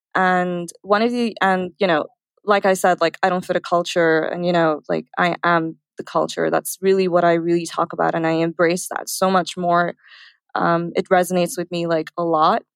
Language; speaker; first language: English; early bilingual, other home language; Arabic